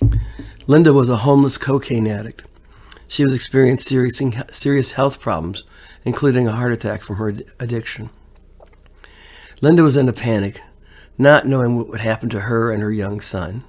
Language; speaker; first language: English; native; English